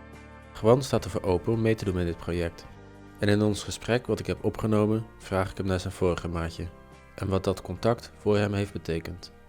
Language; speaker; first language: Dutch; native; Dutch